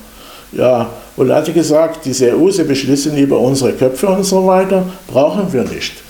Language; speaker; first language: German; non-native, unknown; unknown